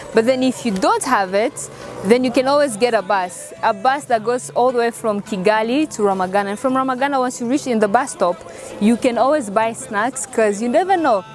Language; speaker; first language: English; non-native, local second language; Kinyarwanda